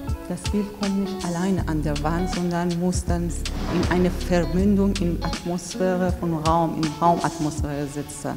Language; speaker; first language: German; non-native, fluent; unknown